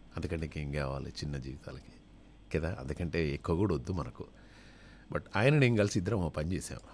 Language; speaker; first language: Telugu; native; Telugu